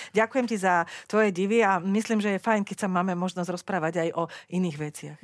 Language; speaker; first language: Slovak; native; Slovak